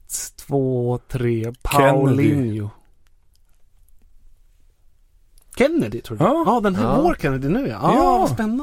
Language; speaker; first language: Swedish; native; Swedish